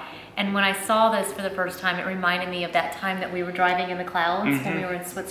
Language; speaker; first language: English; native; English